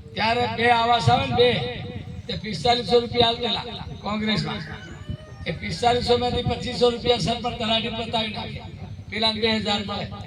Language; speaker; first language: Gujarati; native; Gujarati